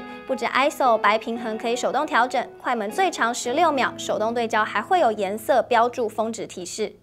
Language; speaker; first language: Chinese; native; Chinese